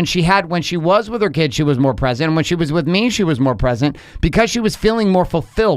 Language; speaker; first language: English; native; English